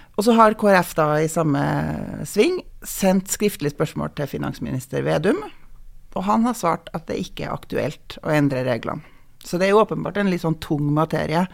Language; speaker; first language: Norwegian; native; Norwegian